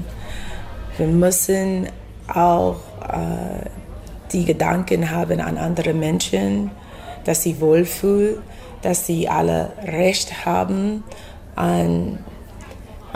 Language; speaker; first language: German; non-native, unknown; English